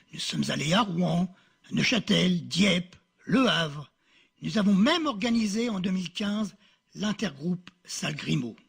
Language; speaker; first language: French; native; French